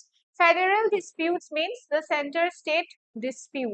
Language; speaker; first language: English; non-native, local second language; Hindi